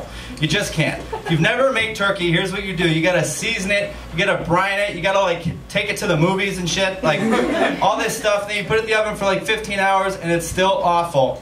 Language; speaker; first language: English; native; English